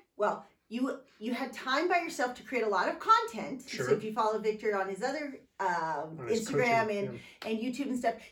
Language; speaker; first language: English; native; English